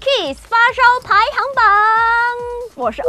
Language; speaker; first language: Chinese; native; Chinese